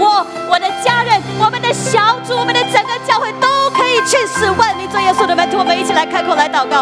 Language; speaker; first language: Chinese; native; Chinese